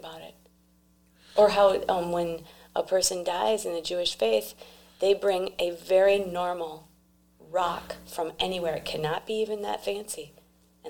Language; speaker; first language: English; native; English